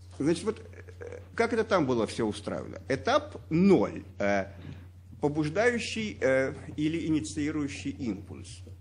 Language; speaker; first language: Russian; native; Russian